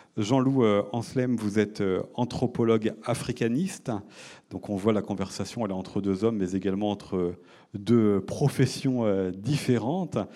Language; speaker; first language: French; native; French